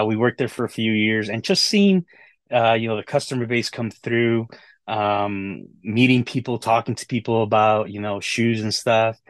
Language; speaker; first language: English; native; English